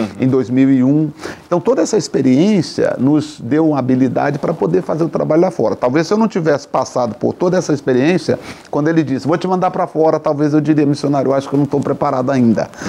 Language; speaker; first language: Portuguese; native; Portuguese